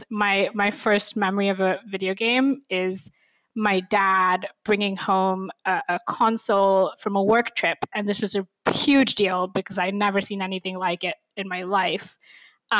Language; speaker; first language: English; native; English